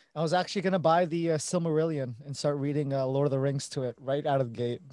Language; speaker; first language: English; early bilingual, other home language; Filipino